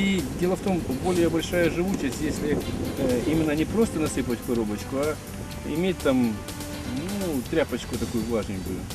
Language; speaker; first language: Russian; non-native, local second language; Ukrainian